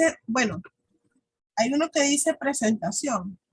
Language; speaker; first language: Spanish; native; Spanish